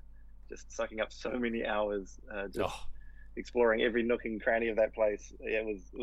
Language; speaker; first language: English; native; English